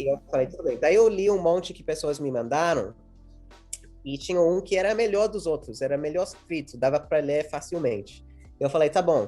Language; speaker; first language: Portuguese; early bilingual, heritage; English